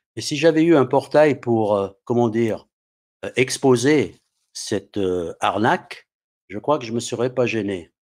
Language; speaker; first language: French; non-native, fluent; English